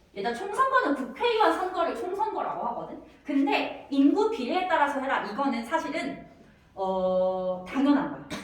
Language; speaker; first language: Korean; native; Korean